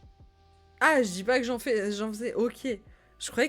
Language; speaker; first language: French; native; French